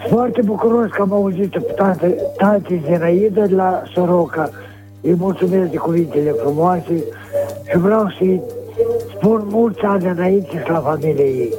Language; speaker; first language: Romanian; native; Romanian